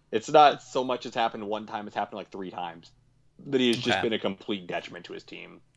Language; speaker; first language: English; native; English